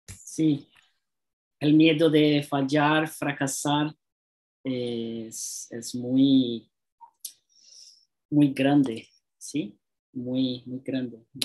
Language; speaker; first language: Spanish; non-native, learner; Portuguese